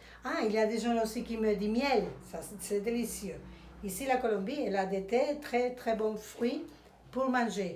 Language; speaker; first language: French; non-native, fluent; Spanish